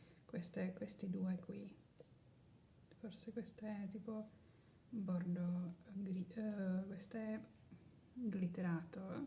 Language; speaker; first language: Italian; non-native, learner; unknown